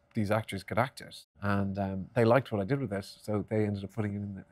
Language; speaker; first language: English; native; English